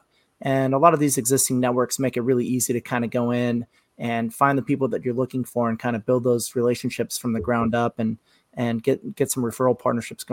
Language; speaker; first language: English; native; English